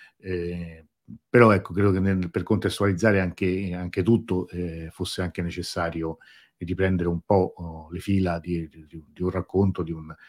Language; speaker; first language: Italian; native; Italian